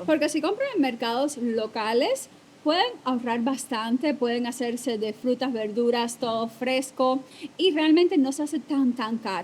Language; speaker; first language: Spanish; native; Spanish